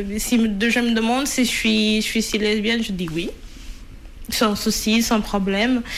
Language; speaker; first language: French; non-native, fluent; Portuguese